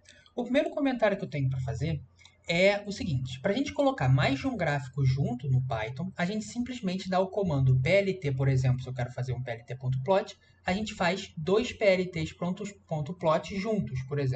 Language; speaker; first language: Portuguese; native; Portuguese